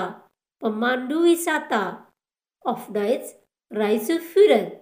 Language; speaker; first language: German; non-native, fluent; Indonesian